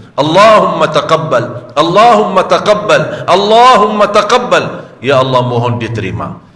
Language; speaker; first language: Malay; non-native, fluent; Arabic